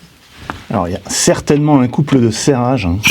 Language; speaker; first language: French; native; French